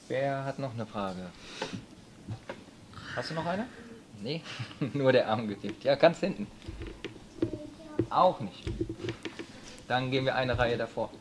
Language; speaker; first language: German; native; German